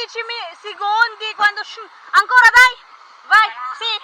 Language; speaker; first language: Italian; non-native, learner; Filipino